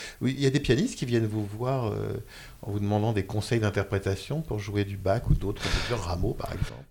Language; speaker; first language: French; native; French